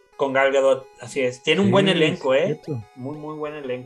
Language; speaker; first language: Spanish; native; Spanish